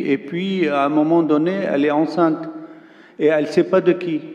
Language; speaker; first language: French; non-native, local second language; Arabic